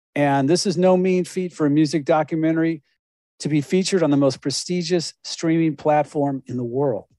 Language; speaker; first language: English; native; English